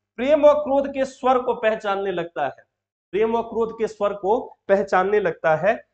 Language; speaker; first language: Hindi; native; Hindi